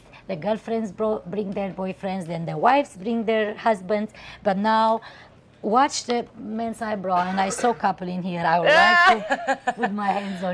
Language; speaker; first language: English; non-native, fluent; Romanian